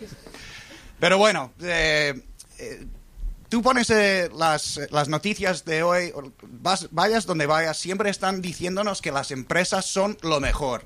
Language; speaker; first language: Spanish; non-native, fluent; English